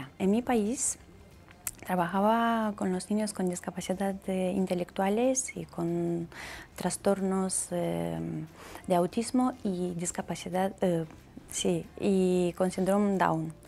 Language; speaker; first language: Spanish; non-native, learner; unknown